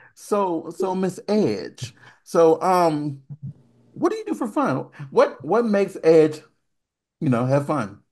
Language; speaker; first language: English; native; English